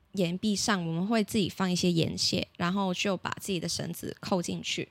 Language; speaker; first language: Chinese; non-native, local second language; Cantonese